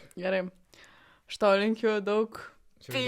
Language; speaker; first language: Lithuanian; native; Lithuanian